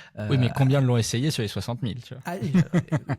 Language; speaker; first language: French; native; French